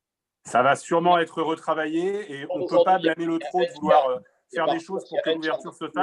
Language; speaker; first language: French; native; French